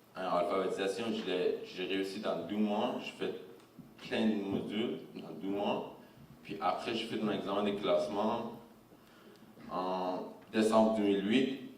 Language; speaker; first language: French; non-native, fluent; Persian